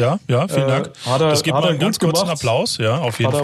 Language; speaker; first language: German; native; German